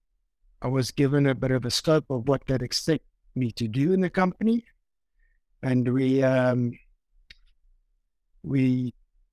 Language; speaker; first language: English; native; English